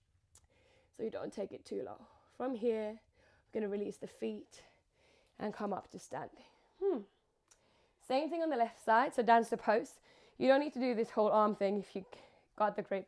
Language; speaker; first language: English; non-native, fluent; Finnish